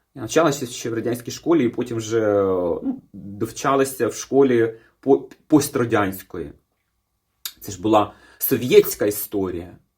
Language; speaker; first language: Ukrainian; non-native, local second language; Russian